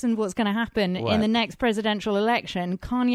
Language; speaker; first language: English; native; English